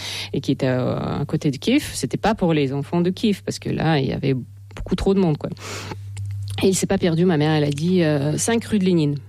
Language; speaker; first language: French; non-native, fluent; Russian